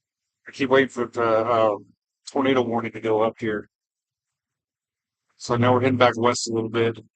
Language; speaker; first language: English; native; English